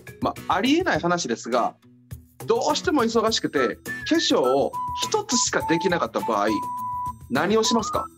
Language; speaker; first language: Japanese; native; Japanese